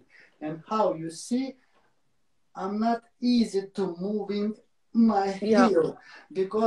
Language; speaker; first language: English; non-native, learner; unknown